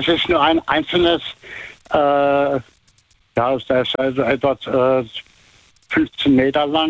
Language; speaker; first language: German; native; German